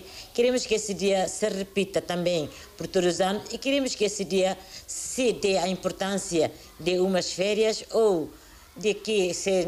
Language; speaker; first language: Portuguese; non-native, local second language; Tetum